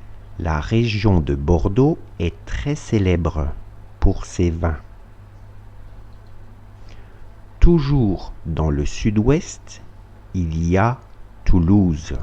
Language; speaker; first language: French; non-native, fluent; Russian